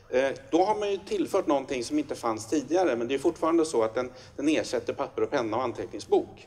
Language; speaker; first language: Swedish; native; Swedish